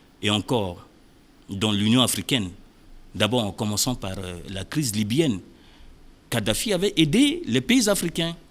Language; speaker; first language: French; non-native, local second language; Sango